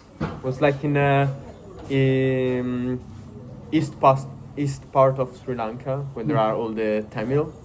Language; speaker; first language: English; non-native, fluent; Italian